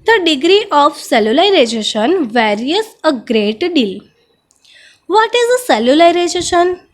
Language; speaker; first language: English; non-native, local second language; Gujarati